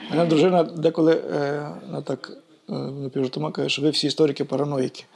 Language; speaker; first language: Ukrainian; native; Ukrainian